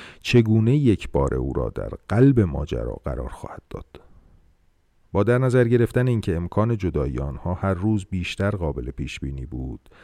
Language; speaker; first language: Persian; native; Persian